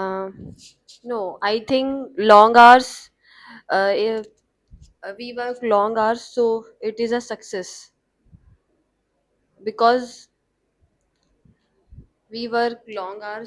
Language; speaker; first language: English; non-native, learner; Hindi